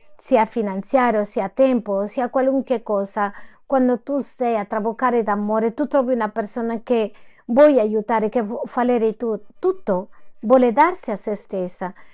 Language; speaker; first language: Italian; non-native, fluent; Spanish